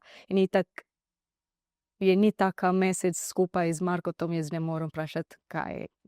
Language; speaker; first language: Slovenian; non-native, learner; Divehi